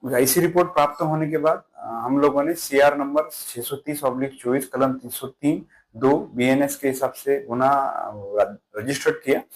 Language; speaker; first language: Hindi; non-native, local second language; Marathi